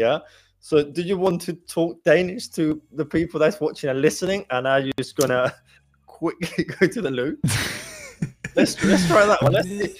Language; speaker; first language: English; non-native, fluent; Spanish